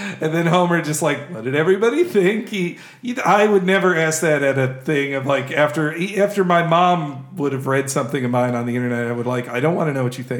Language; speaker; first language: English; native; English